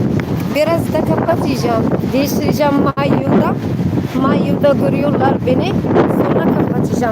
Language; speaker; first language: Turkish; non-native, learner; Arabic